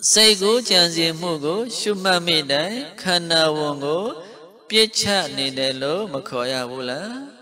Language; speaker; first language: Burmese; non-native, local second language; Mon